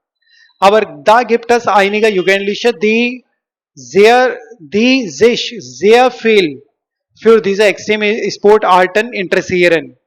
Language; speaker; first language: German; non-native, learner; Hindi